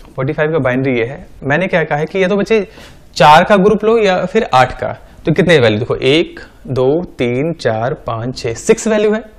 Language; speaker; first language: Hindi; native; Hindi